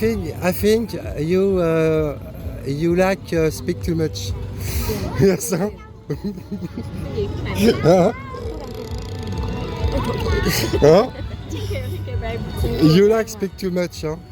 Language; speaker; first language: English; non-native, learner; French